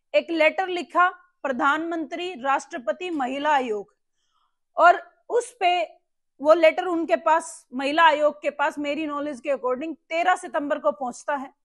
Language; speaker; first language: Hindi; native; Hindi